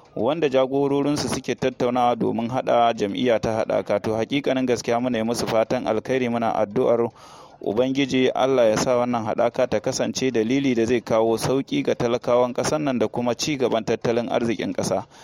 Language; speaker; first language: Hausa; native; Hausa